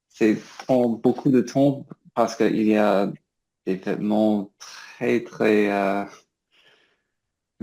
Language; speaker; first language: French; non-native, learner; English